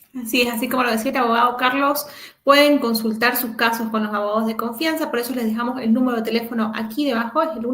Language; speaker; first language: Spanish; native; Spanish